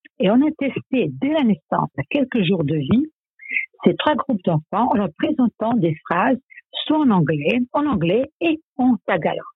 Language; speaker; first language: French; non-native, fluent; Serbian